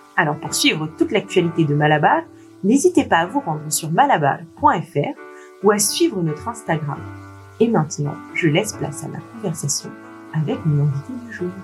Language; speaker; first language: French; native; French